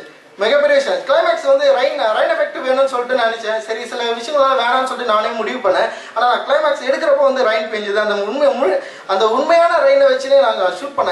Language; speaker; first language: Tamil; native; Tamil